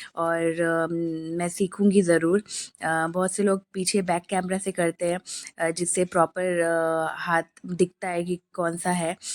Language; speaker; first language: Hindi; non-native, local second language; Bangla